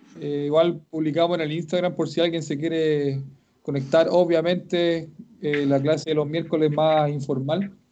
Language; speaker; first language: Spanish; native; Spanish